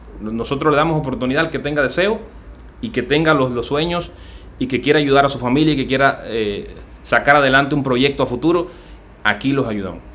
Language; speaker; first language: Spanish; native; Spanish